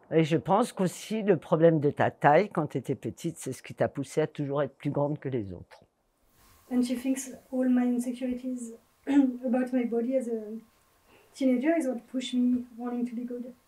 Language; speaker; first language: English; non-native, fluent; French